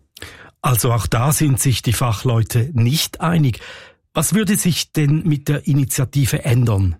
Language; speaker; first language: German; native; German